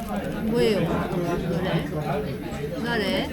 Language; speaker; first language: Korean; non-native, learner; Japanese